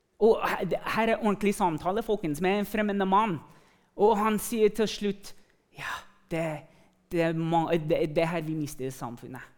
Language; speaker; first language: Norwegian; early bilingual, other home language; English